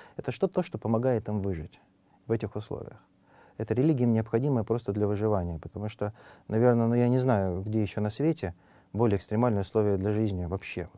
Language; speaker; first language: Russian; native; Russian